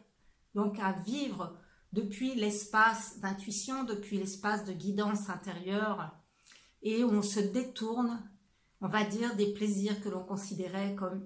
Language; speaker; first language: French; native; French